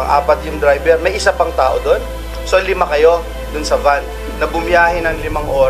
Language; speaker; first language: Filipino; native; Filipino